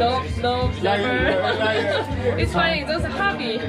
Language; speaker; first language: English; non-native, learner; Korean